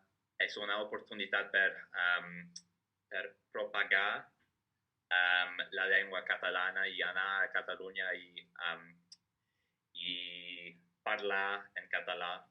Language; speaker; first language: Catalan; non-native, fluent; English